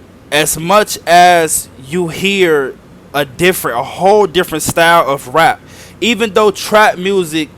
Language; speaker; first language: English; native; English